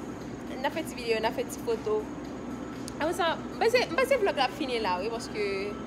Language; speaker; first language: French; non-native, local second language; Haitian Creole